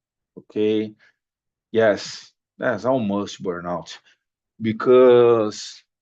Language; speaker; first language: English; non-native, learner; Portuguese